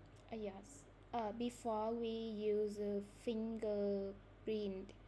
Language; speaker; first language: English; non-native, learner; Vietnamese